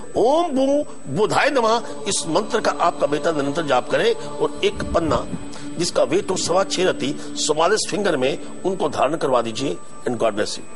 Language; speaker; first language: Hindi; native; Hindi